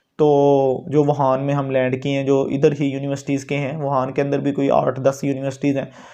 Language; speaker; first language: Urdu; non-native, local second language; Punjabi